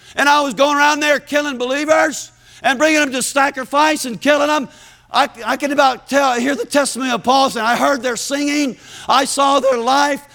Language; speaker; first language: English; native; English